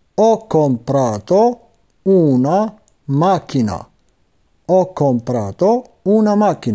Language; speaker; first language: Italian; non-native, fluent; Arabic